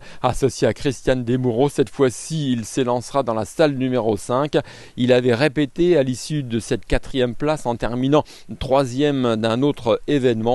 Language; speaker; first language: French; native; French